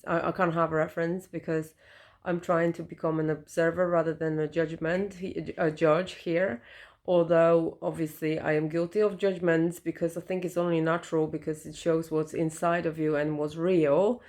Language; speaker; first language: English; non-native, fluent; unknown